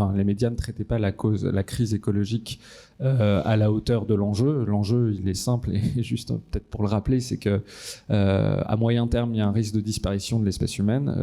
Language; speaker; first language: French; native; French